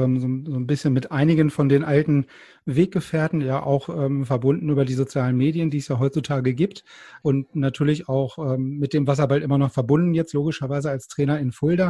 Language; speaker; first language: German; native; German